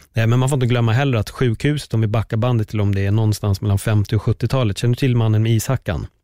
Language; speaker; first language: Swedish; native; Swedish